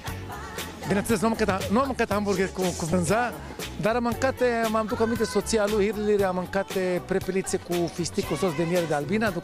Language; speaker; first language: Romanian; non-native, learner; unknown